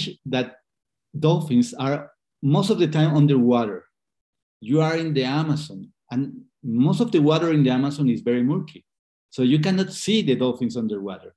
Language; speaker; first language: English; non-native, fluent; Spanish